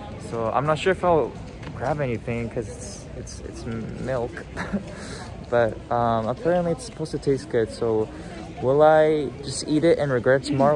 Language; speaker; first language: English; early bilingual, other home language; Korean